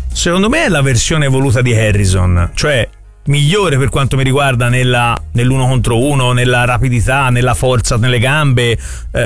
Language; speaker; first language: Italian; native; Italian